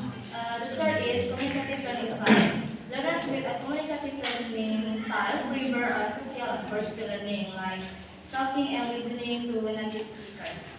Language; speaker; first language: English; non-native, learner; Indonesian